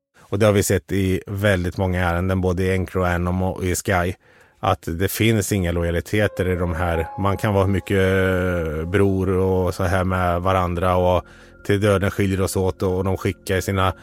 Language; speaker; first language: Swedish; native; Swedish